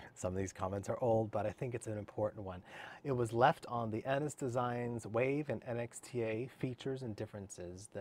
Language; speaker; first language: English; native; English